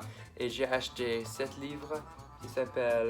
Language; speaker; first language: French; non-native, learner; English